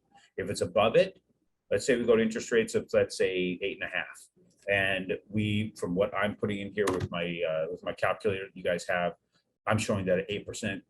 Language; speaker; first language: English; native; English